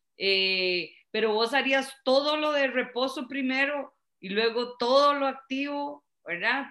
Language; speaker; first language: Spanish; native; Spanish